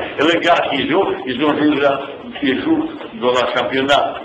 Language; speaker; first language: French; non-native, fluent; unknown